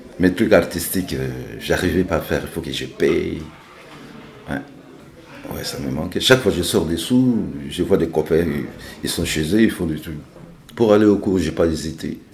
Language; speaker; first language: French; non-native, local second language; Lingala